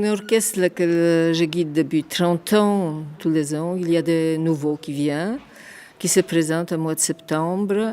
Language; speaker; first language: French; non-native, fluent; Polish